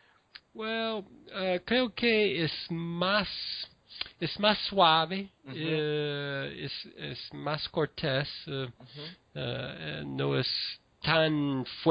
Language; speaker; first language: Spanish; non-native, learner; English